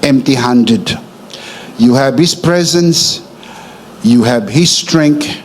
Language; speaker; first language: English; non-native, local second language; Filipino